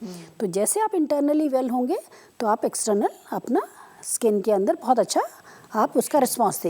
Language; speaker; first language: Hindi; native; Hindi